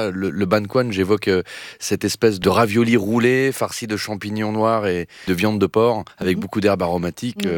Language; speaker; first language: French; native; French